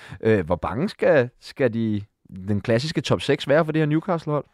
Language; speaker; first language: Danish; native; Danish